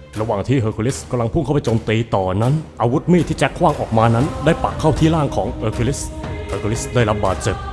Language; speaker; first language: Thai; native; Thai